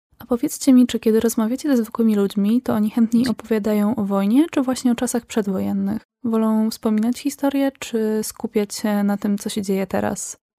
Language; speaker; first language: Polish; native; Polish